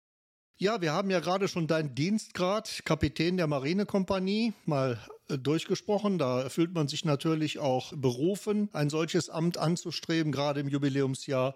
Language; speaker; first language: German; native; German